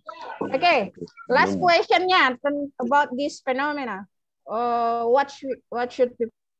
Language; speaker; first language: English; non-native, learner; Indonesian